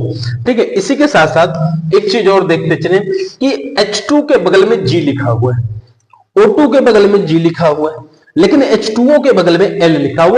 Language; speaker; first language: Hindi; native; Hindi